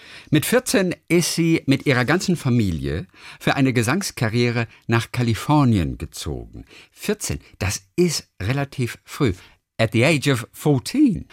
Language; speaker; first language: German; native; German